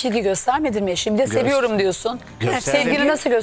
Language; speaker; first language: Turkish; native; Turkish